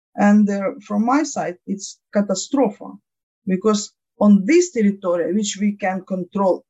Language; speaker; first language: English; non-native, learner; Ukrainian